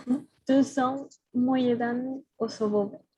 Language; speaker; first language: Polish; non-native, learner; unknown